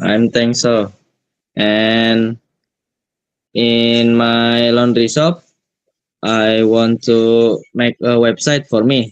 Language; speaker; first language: English; non-native, learner; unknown